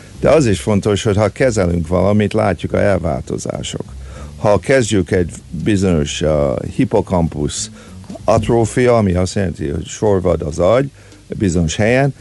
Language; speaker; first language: Hungarian; early bilingual, heritage; Hungarian